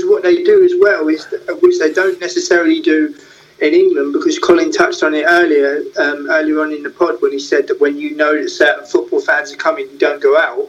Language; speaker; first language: English; native; English